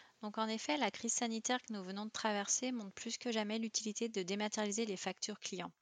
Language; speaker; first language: French; native; French